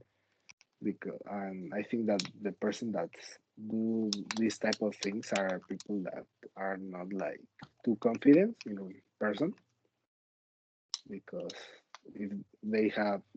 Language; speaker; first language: English; non-native, learner; Spanish